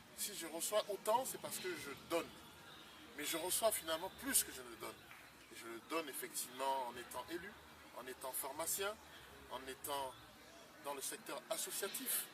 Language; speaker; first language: French; non-native, local second language; Sango